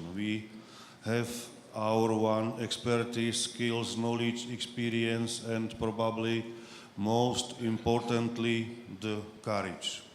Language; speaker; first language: English; non-native, fluent; Slovak